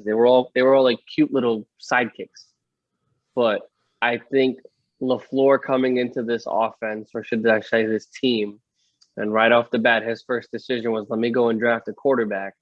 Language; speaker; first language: English; native; English